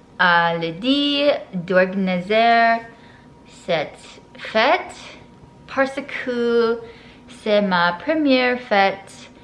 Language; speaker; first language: French; non-native, learner; English